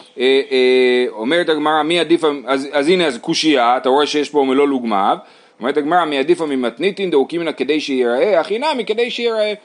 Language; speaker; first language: Hebrew; native; Hebrew